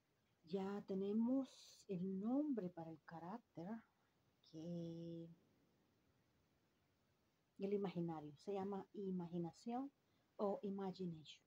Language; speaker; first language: Spanish; early bilingual, heritage; Spanish